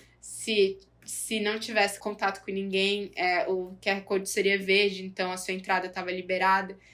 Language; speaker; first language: Portuguese; native; Portuguese